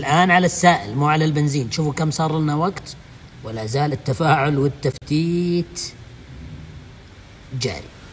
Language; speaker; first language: Arabic; native; Arabic